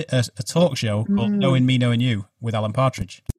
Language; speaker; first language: English; native; English